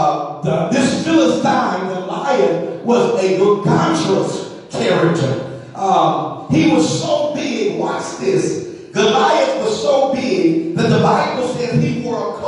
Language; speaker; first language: English; native; English